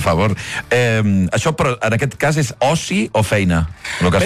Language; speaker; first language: Catalan; native; Catalan